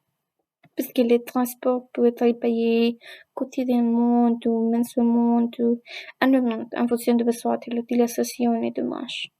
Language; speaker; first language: French; non-native, learner; Spanish